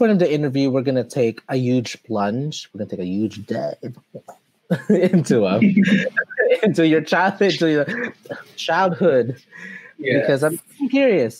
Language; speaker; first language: English; early bilingual, other home language; Filipino